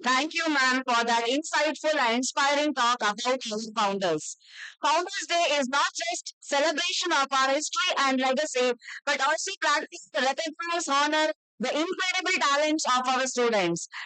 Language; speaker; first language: English; non-native, local second language; Kannada